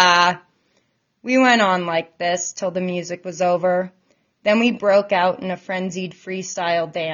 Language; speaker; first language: English; native; English